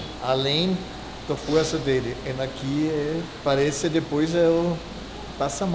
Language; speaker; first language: Portuguese; non-native, fluent; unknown